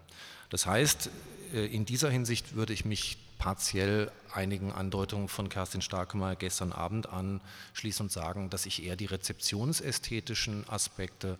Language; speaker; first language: German; native; German